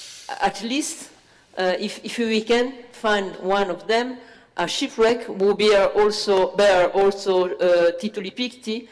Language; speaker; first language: English; non-native, learner; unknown